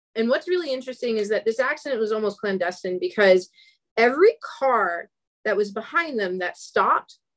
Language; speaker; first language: English; native; English